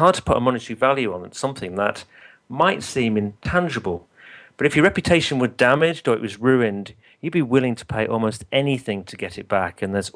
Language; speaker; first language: English; native; English